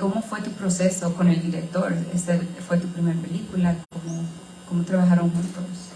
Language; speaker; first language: Spanish; early bilingual, heritage; Spanish